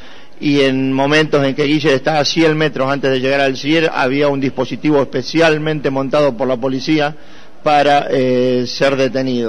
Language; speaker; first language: Spanish; native; Spanish